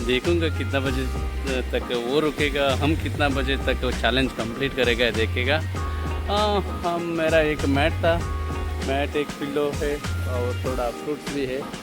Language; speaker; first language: Hindi; non-native, local second language; Kannada